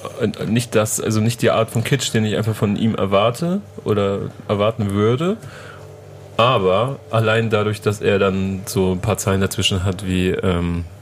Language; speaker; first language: German; native; German